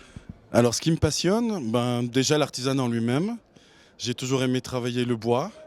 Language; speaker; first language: French; native; French